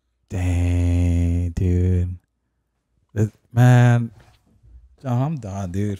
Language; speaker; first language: English; early bilingual, other home language; Spanish